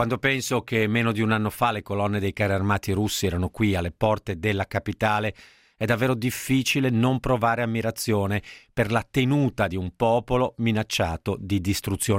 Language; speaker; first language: Italian; native; Italian